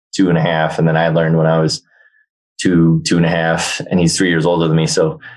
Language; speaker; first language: English; native; English